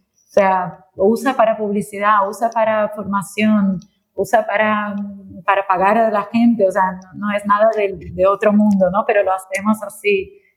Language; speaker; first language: Spanish; non-native, fluent; Portuguese